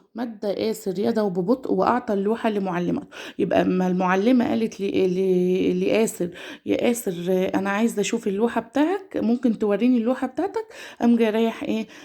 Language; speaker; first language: Arabic; native; Arabic